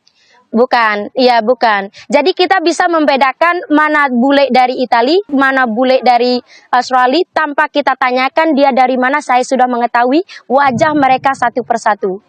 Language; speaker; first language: Indonesian; non-native, local second language; Sasak